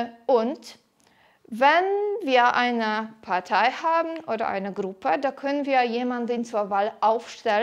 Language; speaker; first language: German; non-native, fluent; Polish